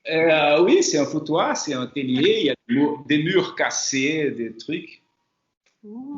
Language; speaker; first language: French; non-native, fluent; Portuguese